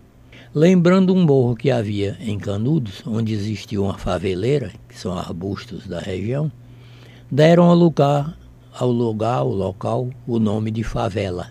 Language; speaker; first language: Portuguese; native; Portuguese